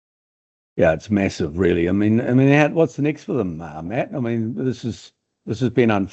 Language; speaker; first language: English; native; English